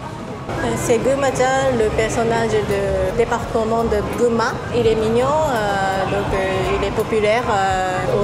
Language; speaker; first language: French; non-native, learner; Japanese